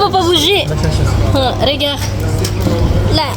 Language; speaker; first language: French; non-native, learner; Indonesian